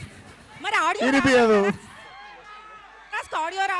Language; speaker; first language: Telugu; native; Telugu